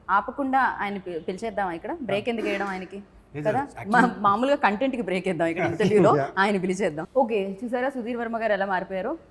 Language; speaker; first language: Telugu; native; Telugu